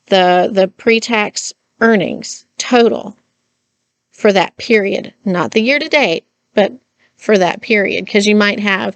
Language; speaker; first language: English; native; English